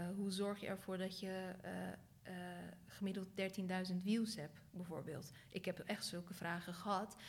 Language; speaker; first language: Dutch; early bilingual, other home language; Turkish